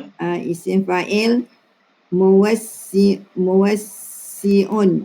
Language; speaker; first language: Arabic; non-native, learner; Malay